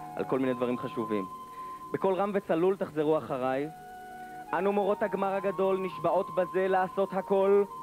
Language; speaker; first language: Hebrew; native; Hebrew